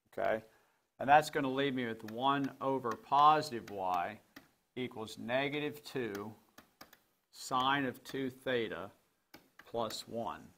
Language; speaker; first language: English; native; English